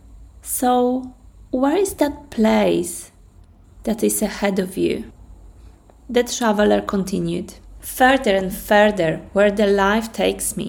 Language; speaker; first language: English; non-native, fluent; Polish